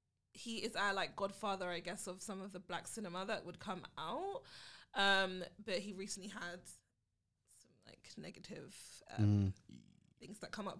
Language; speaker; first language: English; native; English